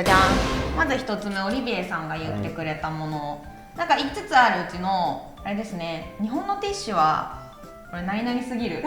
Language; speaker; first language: Japanese; native; Japanese